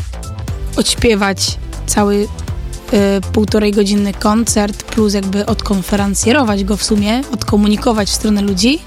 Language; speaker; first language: Polish; early bilingual, heritage; Polish